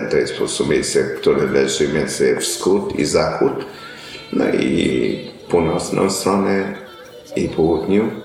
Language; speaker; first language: Polish; non-native, learner; Vietnamese